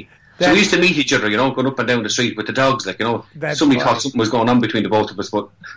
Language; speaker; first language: English; native; English